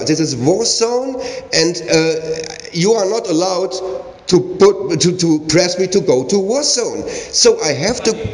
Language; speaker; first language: English; non-native, learner; German